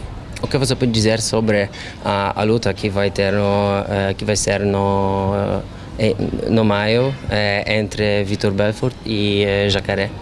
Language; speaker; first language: Portuguese; non-native, fluent; Polish